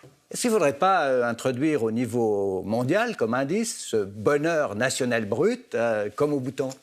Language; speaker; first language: French; native; French